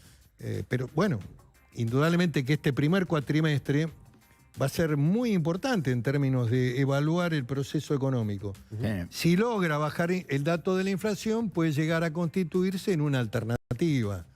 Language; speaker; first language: Spanish; native; Spanish